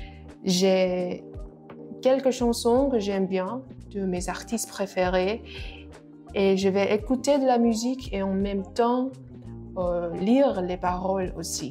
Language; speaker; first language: French; non-native, learner; Vietnamese